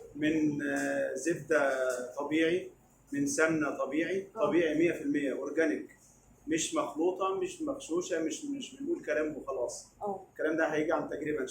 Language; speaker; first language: Arabic; native; Arabic